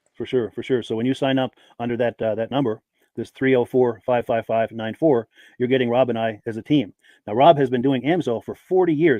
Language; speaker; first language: English; native; English